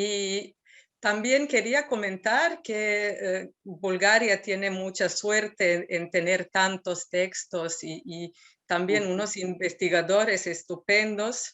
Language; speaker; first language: Spanish; non-native, fluent; Serbian